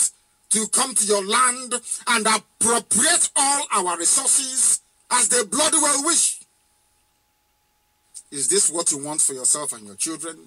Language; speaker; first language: English; non-native, local second language; Igbo